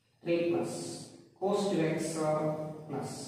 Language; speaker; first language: Malayalam; native; Malayalam